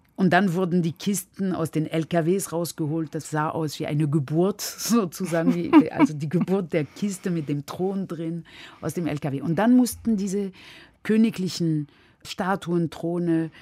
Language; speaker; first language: German; non-native, fluent; French